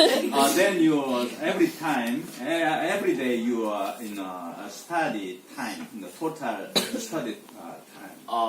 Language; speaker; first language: English; non-native, learner; Korean